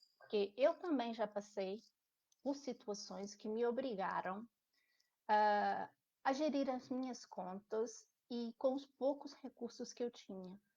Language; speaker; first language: Portuguese; native; Portuguese